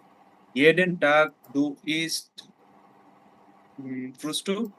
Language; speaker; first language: German; non-native, learner; Bangla